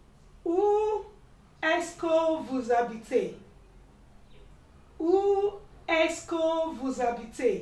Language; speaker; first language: French; non-native, learner; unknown